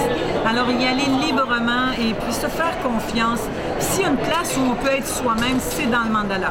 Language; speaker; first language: French; native; French